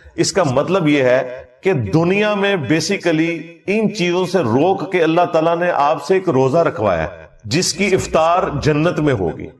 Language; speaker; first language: Urdu; non-native, local second language; Punjabi